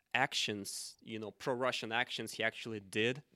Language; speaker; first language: English; non-native, fluent; Russian